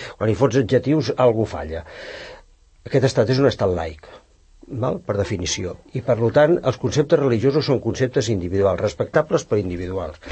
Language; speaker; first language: Catalan; native; Catalan